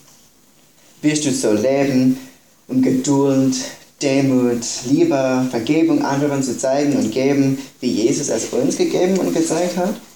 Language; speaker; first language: German; non-native, fluent; English